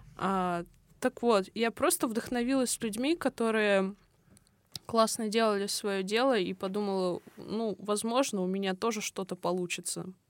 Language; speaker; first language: Russian; native; Russian